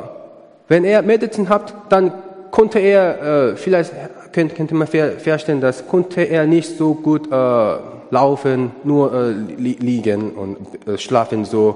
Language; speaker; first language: German; non-native, learner; Korean